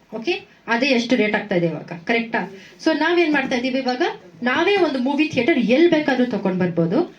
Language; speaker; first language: Kannada; non-native, local second language; Tamil